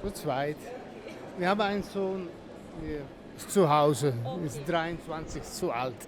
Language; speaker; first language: German; non-native, learner; Dutch